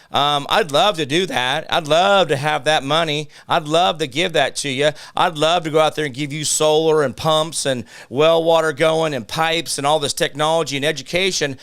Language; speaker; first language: English; native; English